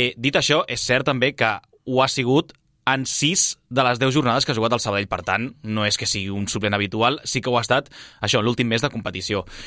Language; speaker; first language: Catalan; native; Catalan